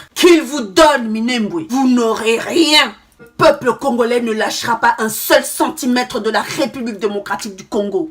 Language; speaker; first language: French; non-native, local second language; Kongo